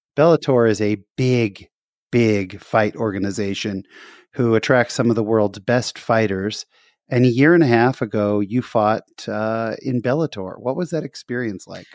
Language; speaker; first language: English; native; English